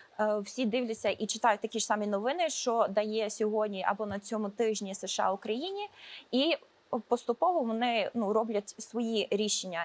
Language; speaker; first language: Ukrainian; early bilingual, heritage; Ukrainian